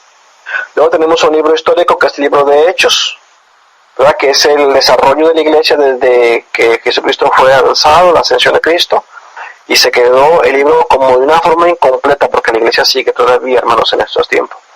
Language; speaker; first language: Spanish; native; Spanish